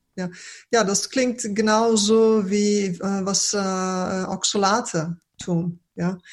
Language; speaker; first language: German; early bilingual, other home language; Polish